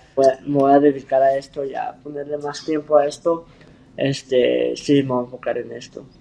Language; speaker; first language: Spanish; early bilingual, heritage; Spanish